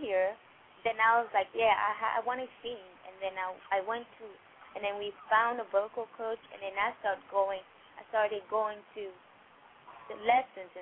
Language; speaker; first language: English; non-native, fluent; French